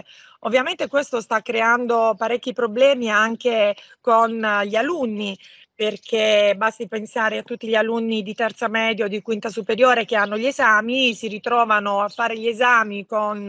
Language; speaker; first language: Italian; native; Italian